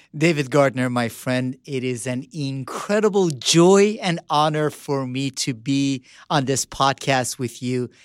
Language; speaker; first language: English; early bilingual, other home language; Persian